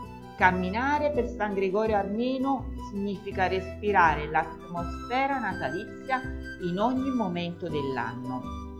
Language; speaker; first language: Italian; native; Italian